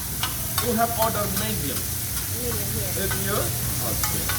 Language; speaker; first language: English; non-native, learner; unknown